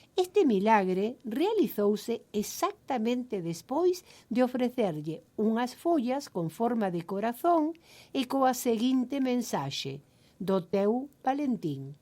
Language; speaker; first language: Galician; early bilingual, heritage; Galician